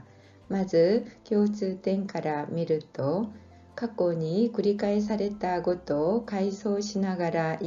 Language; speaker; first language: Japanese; non-native, fluent; Korean